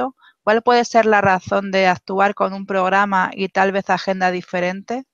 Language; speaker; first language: Spanish; native; Spanish